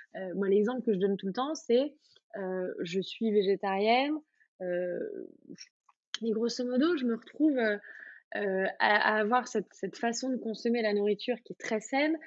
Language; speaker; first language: French; native; French